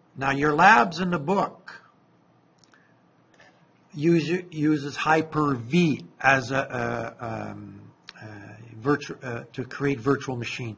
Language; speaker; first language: English; non-native, fluent; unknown